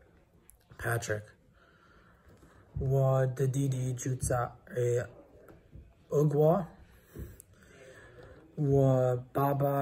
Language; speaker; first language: Chinese; non-native, learner; English